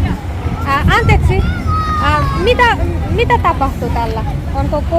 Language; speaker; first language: Finnish; non-native, learner; Bangla